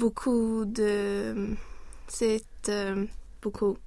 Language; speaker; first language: French; non-native, learner; Swedish